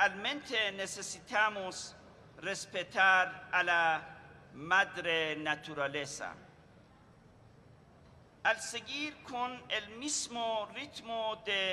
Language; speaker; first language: Spanish; non-native, fluent; Persian